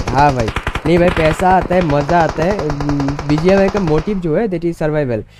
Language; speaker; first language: Hindi; non-native, local second language; Bangla